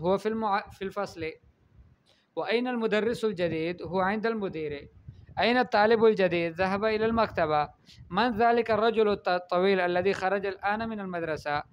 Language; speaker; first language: Arabic; non-native, fluent; Urdu